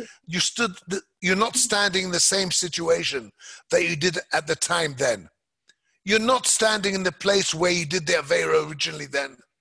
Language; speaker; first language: English; native; English